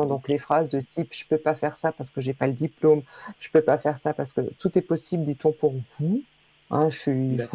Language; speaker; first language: French; native; French